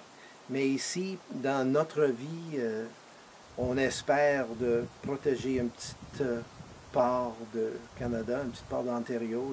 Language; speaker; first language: French; non-native, fluent; English